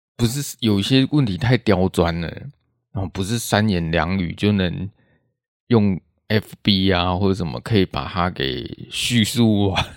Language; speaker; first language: Chinese; native; Chinese